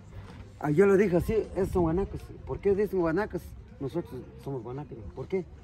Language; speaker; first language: Spanish; non-native, local second language; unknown